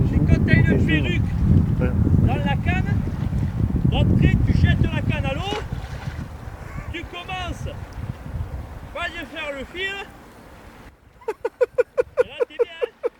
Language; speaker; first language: French; native; French